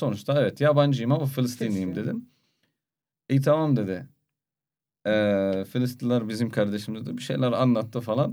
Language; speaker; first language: Turkish; non-native, learner; Arabic